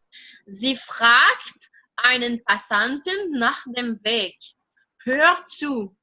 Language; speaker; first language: German; non-native, fluent; French